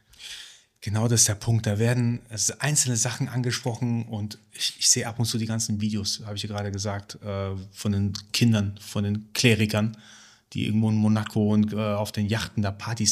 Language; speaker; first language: German; early bilingual, other home language; Persian